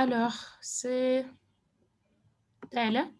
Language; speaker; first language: French; non-native, fluent; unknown